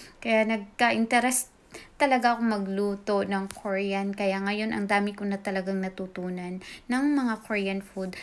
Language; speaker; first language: Filipino; non-native, local second language; Cebuano